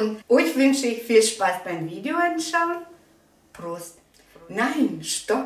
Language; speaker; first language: German; non-native, learner; Russian